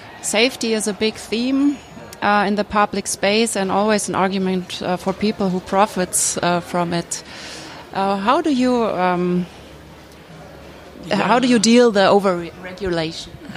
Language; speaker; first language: English; non-native, fluent; German